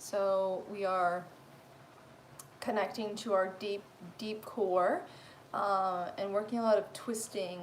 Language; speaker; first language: English; native; English